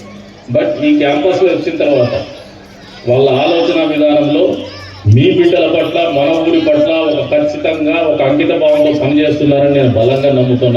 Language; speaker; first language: Telugu; native; Telugu